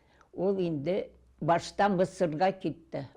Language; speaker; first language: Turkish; non-native, learner; Tatar